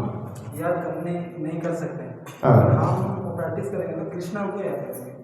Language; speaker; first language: Hindi; non-native, local second language; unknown